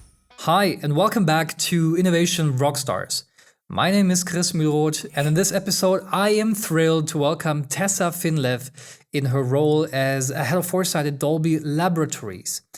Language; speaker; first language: English; non-native, fluent; German